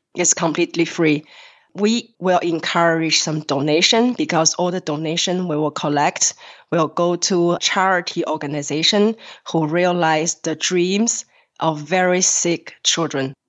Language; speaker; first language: English; non-native, fluent; Chinese